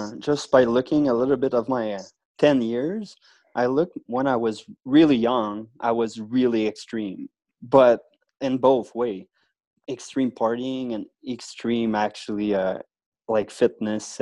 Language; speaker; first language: English; non-native, fluent; French